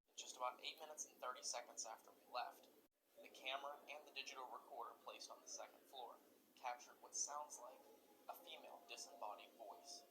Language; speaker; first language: English; native; English